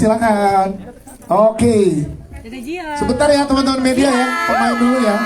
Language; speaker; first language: Indonesian; native; Indonesian